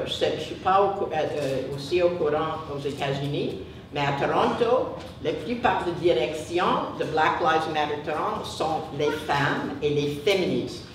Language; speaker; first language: French; non-native, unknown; English